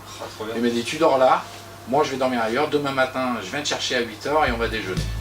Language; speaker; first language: French; native; French